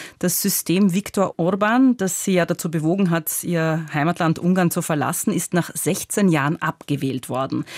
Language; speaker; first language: German; native; German